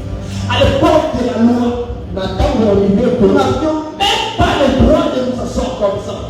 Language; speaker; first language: French; non-native, local second language; Lingala